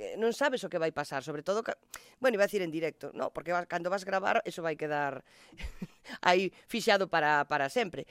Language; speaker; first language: Galician; non-native, local second language; Spanish